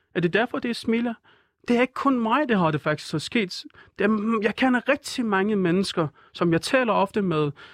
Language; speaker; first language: Danish; non-native, fluent; Persian